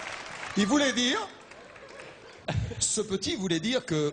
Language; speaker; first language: French; native; French